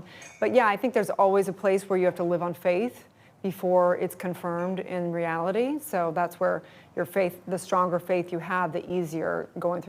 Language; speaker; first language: English; native; English